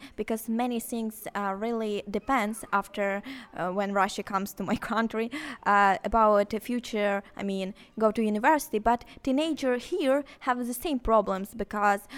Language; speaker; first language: English; non-native, learner; Ukrainian